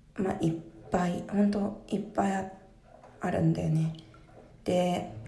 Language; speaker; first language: Japanese; early bilingual, heritage; Japanese